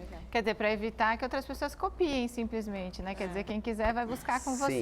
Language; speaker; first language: Portuguese; native; Portuguese